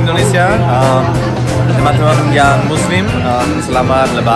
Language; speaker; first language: Indonesian; non-native, learner; German